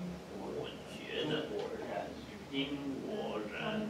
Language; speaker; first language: Chinese; non-native, learner; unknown